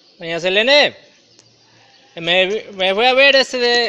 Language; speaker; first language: Spanish; native; Spanish